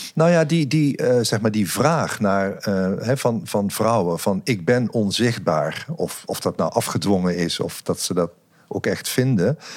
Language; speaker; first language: Dutch; native; Dutch